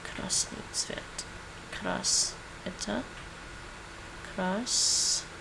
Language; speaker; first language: Russian; non-native, learner; English